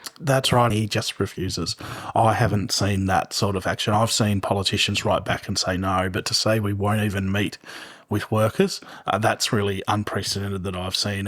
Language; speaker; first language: English; native; English